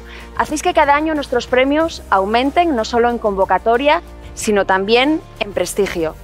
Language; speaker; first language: Spanish; native; Spanish